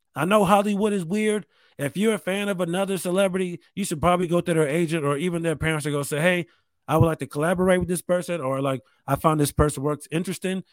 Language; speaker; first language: English; native; English